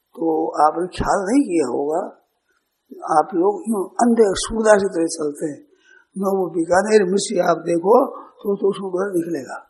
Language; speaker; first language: Hindi; native; Hindi